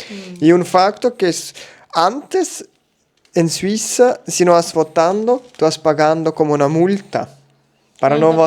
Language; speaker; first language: Spanish; non-native, learner; German